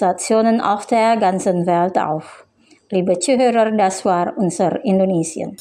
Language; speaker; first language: German; non-native, fluent; Indonesian